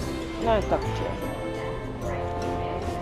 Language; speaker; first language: Japanese; native; Japanese